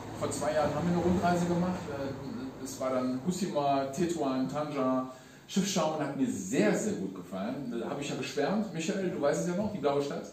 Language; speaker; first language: German; early bilingual, other home language; Riffian